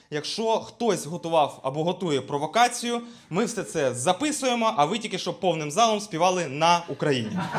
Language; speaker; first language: Ukrainian; non-native, local second language; Russian